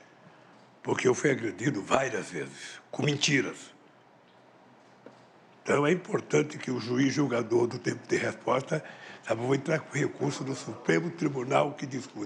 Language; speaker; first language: Portuguese; native; Portuguese